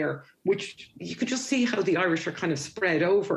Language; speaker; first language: English; native; English